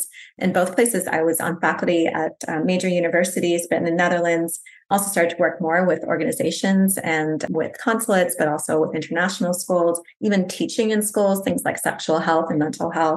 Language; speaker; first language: English; native; English